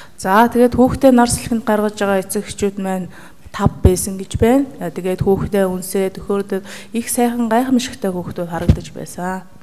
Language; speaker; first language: Mongolian; native; Mongolian